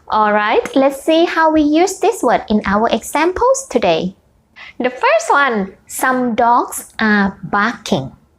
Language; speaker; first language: English; non-native, fluent; Thai